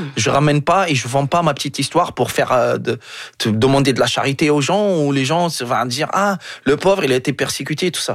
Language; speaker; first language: French; non-native, local second language; Arabic